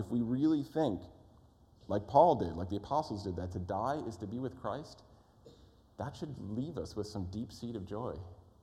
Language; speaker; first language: English; native; English